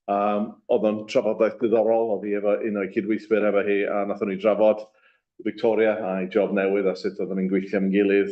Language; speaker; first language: Welsh; native; Welsh